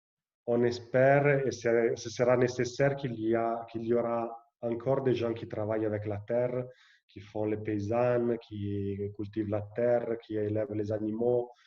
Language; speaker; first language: French; non-native, fluent; Italian